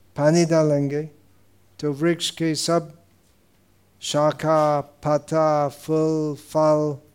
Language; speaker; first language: Hindi; non-native, fluent; English